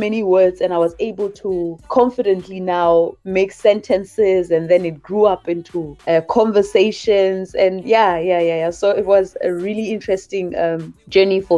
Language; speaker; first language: English; non-native, local second language; Southern Sotho